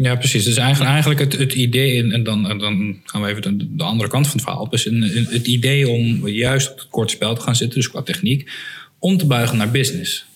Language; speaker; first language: Dutch; native; Dutch